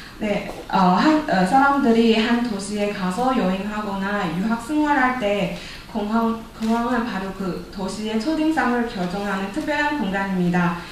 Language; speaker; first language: Korean; non-native, fluent; Chinese